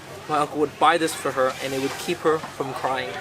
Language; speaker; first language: English; early bilingual, other home language; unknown